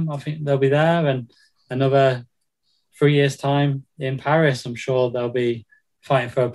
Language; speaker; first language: English; native; English